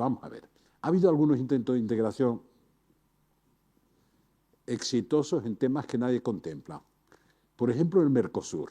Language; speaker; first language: Spanish; native; Spanish